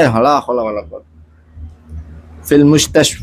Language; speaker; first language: Arabic; non-native, learner; Indonesian